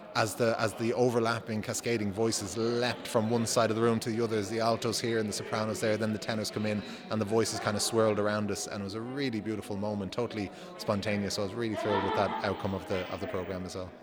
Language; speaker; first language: English; non-native, fluent; Dutch